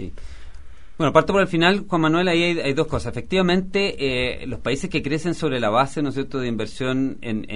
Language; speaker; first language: Spanish; native; Spanish